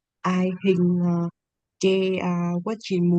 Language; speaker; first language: English; non-native, learner; Vietnamese